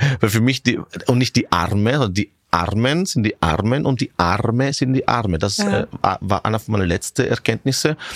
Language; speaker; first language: German; non-native, fluent; Italian